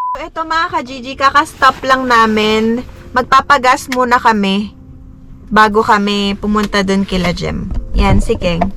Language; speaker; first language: Filipino; native; Filipino